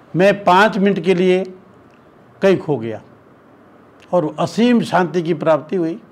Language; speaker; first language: Hindi; native; Hindi